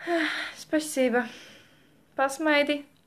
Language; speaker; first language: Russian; non-native, learner; Latvian